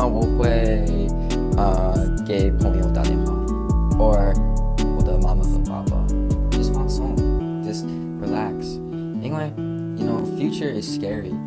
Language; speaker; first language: Chinese; non-native, learner; English